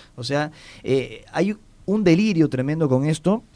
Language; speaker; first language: Spanish; native; Spanish